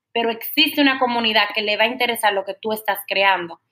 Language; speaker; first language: Spanish; native; Spanish